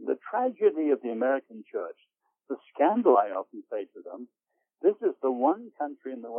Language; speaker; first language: English; native; English